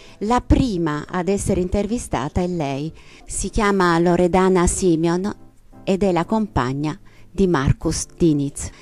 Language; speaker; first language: Italian; native; Italian